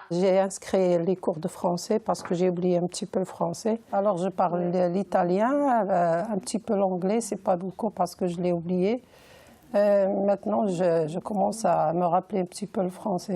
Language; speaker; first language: French; non-native, learner; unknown